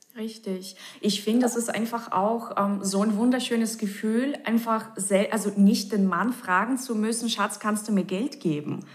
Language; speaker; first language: German; native; German